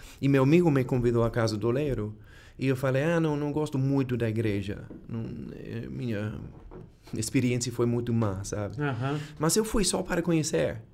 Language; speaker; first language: Portuguese; non-native, fluent; English